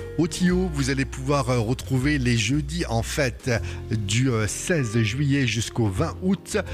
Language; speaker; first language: French; native; French